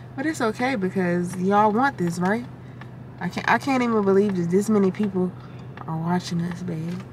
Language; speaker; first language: English; native; English